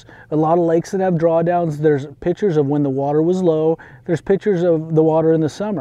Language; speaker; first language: English; native; English